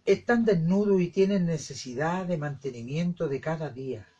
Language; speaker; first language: Spanish; native; Spanish